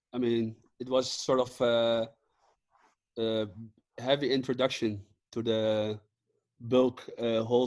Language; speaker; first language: English; non-native, fluent; Dutch